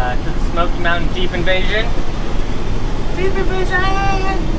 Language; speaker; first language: English; native; English